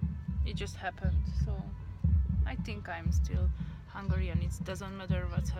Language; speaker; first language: English; non-native, learner; Hungarian